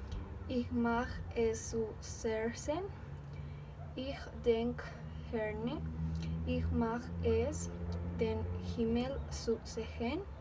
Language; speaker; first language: German; non-native, learner; Spanish